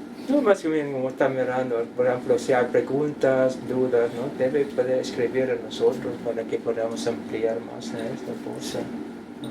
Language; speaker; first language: Spanish; non-native, learner; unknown